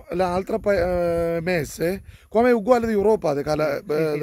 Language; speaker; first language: Italian; non-native, learner; Malayalam